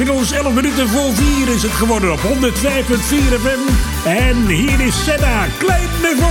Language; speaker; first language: Dutch; native; Dutch